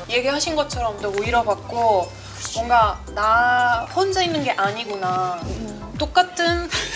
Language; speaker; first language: Korean; non-native, fluent; Italian